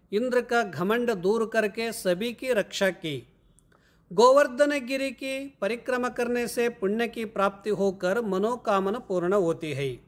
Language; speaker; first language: Hindi; non-native, local second language; Kannada